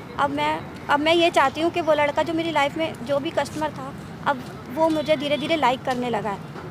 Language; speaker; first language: Hindi; non-native, local second language; Tamil